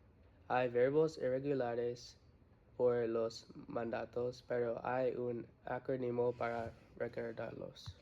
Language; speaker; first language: Spanish; non-native, learner; English